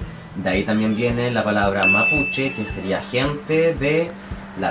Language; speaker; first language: Spanish; native; Spanish